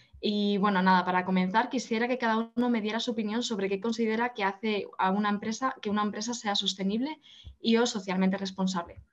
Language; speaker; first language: Spanish; native; Spanish